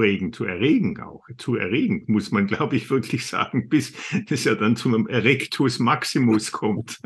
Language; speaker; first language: German; native; German